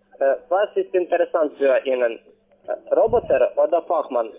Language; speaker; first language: German; non-native, learner; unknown